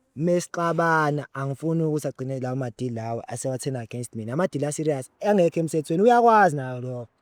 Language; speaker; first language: Zulu; native; Zulu